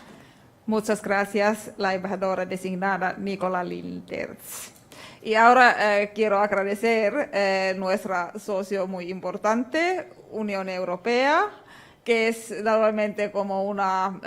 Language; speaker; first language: Spanish; non-native, fluent; Finnish